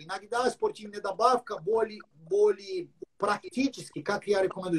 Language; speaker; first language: Russian; non-native, learner; English